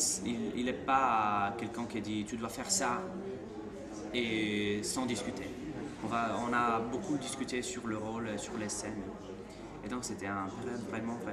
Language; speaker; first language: French; non-native, fluent; Italian